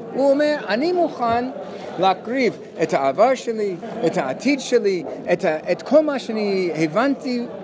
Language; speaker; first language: Hebrew; non-native, fluent; English